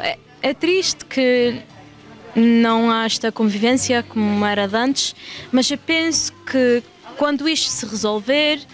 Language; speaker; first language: Portuguese; early bilingual, heritage; Portuguese